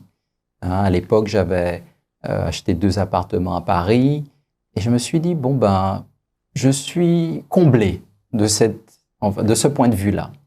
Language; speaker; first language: French; native; French